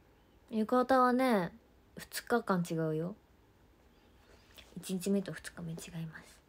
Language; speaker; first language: Japanese; native; Japanese